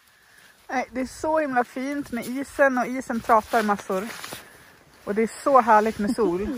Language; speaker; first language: Swedish; native; Swedish